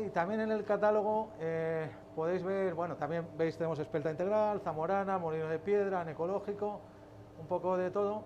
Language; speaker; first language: Spanish; native; Spanish